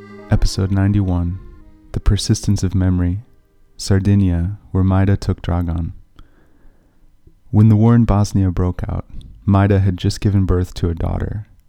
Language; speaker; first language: English; native; English